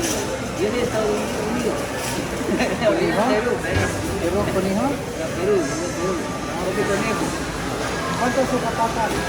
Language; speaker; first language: Spanish; non-native, learner; Filipino